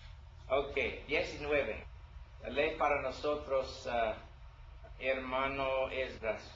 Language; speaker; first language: Spanish; non-native, learner; English